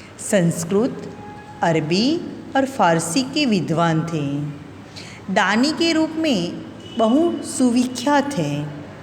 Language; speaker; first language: Hindi; non-native, local second language; Gujarati